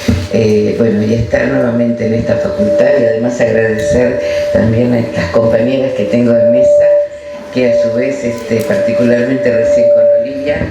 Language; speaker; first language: Spanish; native; Spanish